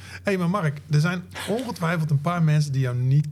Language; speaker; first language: Dutch; native; Dutch